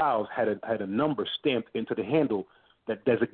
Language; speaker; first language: English; early bilingual, other home language; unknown